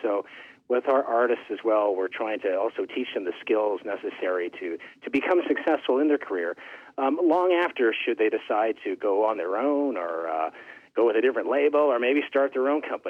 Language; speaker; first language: English; native; English